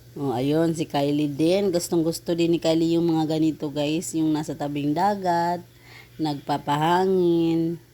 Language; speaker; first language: Filipino; native; Filipino